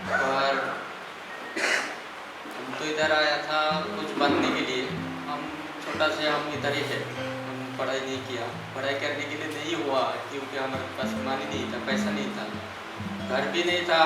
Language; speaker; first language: Hindi; non-native, local second language; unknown